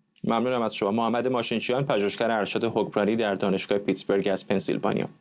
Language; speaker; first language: Persian; native; Persian